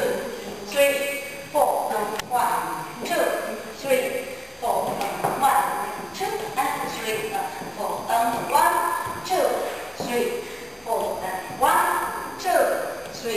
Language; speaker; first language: English; non-native, learner; Chinese